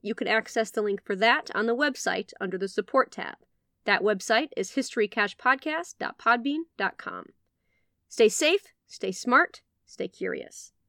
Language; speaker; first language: English; native; English